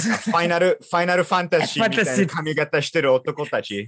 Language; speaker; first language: Japanese; non-native, learner; English